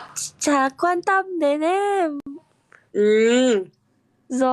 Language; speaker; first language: Vietnamese; non-native, learner; Indonesian